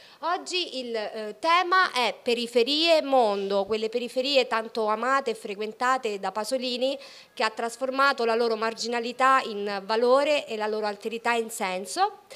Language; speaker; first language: Italian; native; Italian